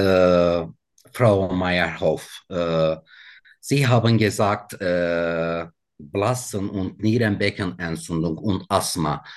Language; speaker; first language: German; non-native, learner; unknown